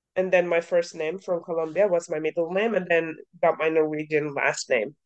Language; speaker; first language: English; early bilingual, other home language; Norwegian